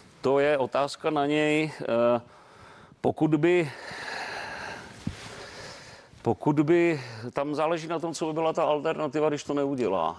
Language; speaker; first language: Czech; native; Czech